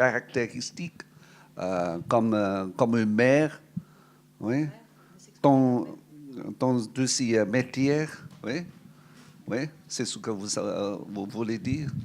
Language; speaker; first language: French; non-native, fluent; Cantonese